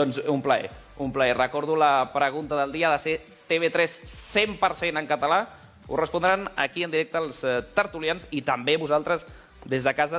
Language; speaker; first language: Catalan; native; Catalan